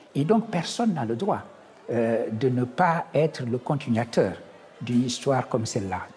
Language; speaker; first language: French; non-native, local second language; Wolof